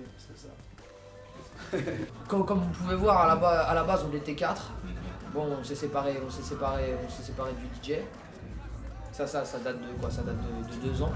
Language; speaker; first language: French; native; French